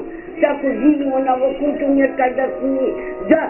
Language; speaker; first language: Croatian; non-native, local second language; Romany